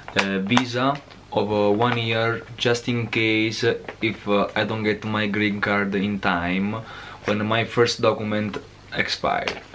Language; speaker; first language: English; non-native, learner; Italian